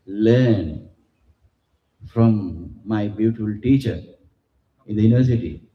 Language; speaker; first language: English; non-native, local second language; Sinhala